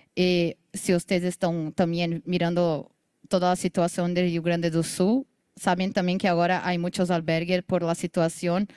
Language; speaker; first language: Spanish; non-native, learner; Portuguese